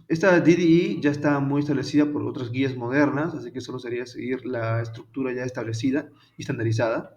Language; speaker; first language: Spanish; native; Spanish